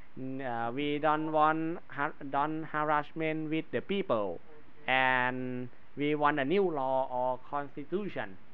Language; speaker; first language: English; non-native, learner; Thai